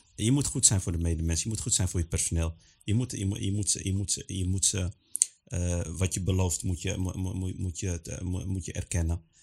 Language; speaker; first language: Dutch; early bilingual, other home language; Arabic